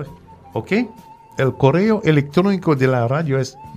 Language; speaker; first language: Spanish; non-native, fluent; French